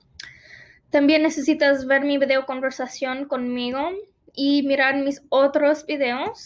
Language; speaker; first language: Spanish; non-native, fluent; English